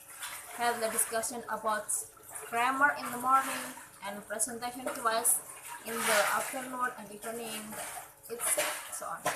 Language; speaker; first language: English; non-native, learner; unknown